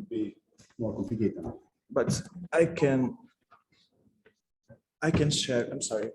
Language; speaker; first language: English; non-native, fluent; Portuguese